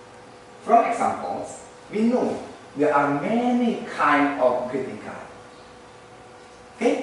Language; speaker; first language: English; non-native, learner; Indonesian